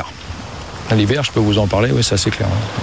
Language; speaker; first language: French; native; French